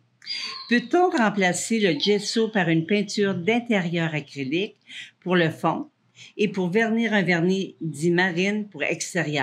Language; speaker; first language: French; native; French